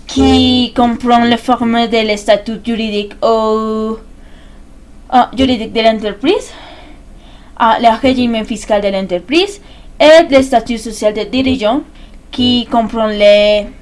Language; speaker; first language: French; non-native, learner; Spanish